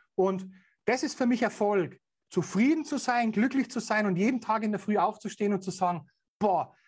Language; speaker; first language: German; native; German